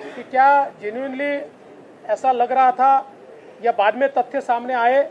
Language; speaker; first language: Hindi; non-native, local second language; Marathi